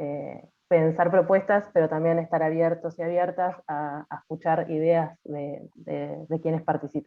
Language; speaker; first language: Spanish; native; Spanish